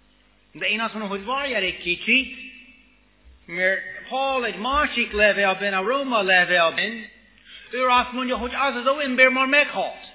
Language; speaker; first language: Hungarian; non-native, fluent; English